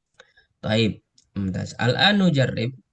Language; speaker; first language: Arabic; non-native, fluent; Indonesian